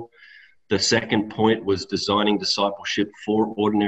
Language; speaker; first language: English; native; English